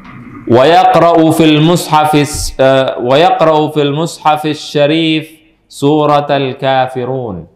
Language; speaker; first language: Arabic; non-native, fluent; Indonesian